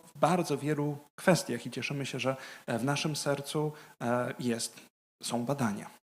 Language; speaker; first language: Polish; native; Polish